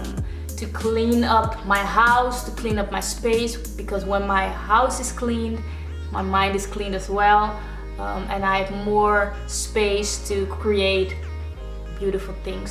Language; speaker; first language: English; non-native, fluent; Dutch